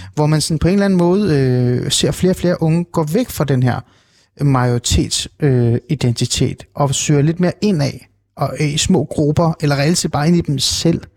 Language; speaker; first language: Danish; non-native, local second language; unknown